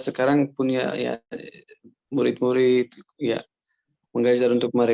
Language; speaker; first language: Indonesian; non-native, learner; Persian